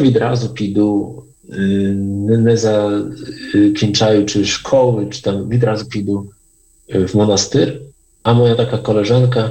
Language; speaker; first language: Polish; non-native, learner; Ukrainian